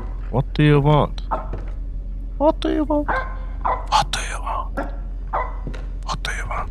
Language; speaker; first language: English; non-native, learner; Azerbaijani